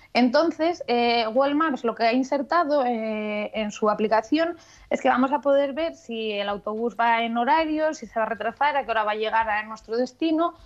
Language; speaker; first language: Spanish; native; Spanish